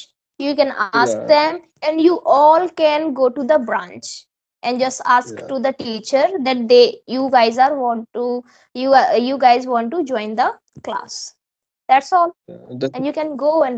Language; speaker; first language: English; non-native, local second language; Hindi